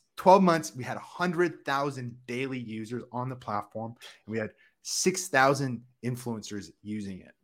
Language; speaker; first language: English; native; English